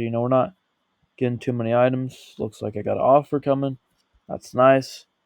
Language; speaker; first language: English; native; English